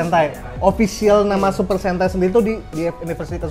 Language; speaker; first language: Indonesian; native; Indonesian